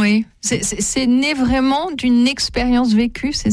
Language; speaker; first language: French; native; French